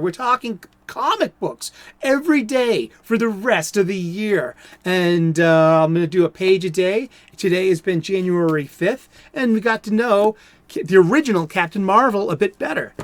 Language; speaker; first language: English; native; English